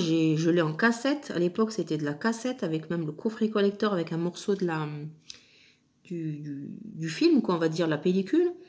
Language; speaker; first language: French; native; French